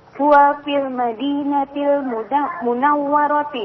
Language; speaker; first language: Arabic; non-native, learner; Indonesian